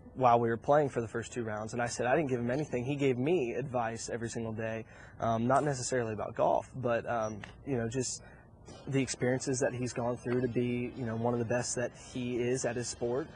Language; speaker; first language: English; native; English